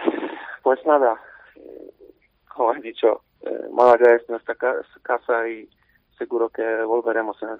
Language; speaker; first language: Spanish; non-native, fluent; Polish